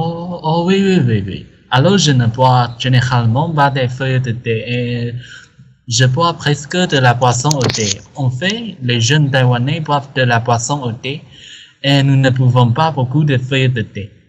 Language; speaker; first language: French; non-native, learner; Chinese